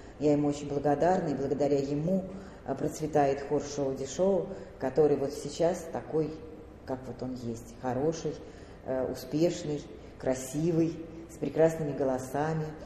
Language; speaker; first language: Russian; native; Russian